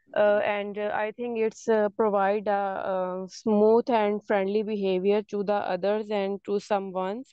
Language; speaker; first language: English; non-native, local second language; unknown